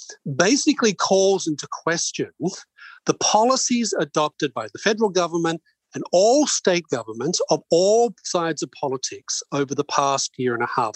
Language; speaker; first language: English; native; English